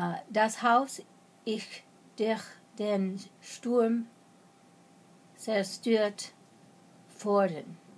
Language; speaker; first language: German; non-native, learner; English